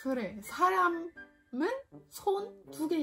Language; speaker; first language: Korean; non-native, learner; French